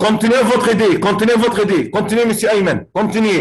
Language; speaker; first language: French; non-native, fluent; Arabic